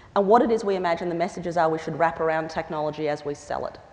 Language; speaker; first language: English; native; English